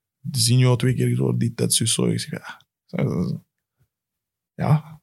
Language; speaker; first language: Dutch; native; Dutch